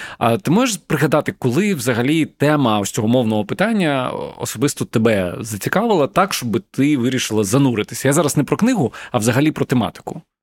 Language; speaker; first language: Ukrainian; native; Ukrainian